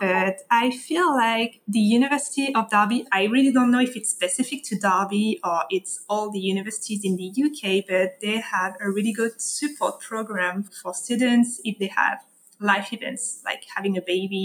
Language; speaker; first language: English; non-native, fluent; French